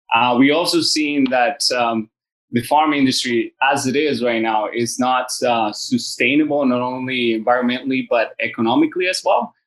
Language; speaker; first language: English; early bilingual, other home language; Spanish